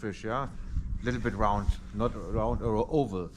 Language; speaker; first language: English; non-native, learner; German